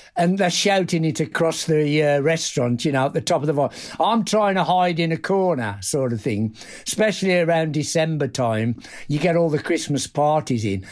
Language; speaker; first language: English; native; English